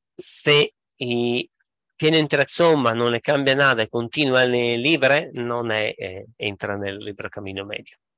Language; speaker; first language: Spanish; non-native, fluent; Italian